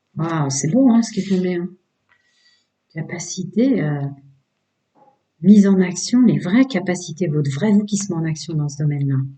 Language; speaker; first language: French; native; French